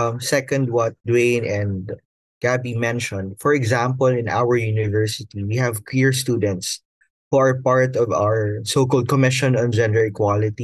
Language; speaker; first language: English; non-native, local second language; Filipino